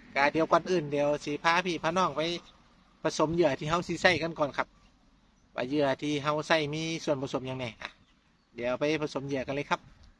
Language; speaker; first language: Thai; non-native, local second language; Northeastern Thai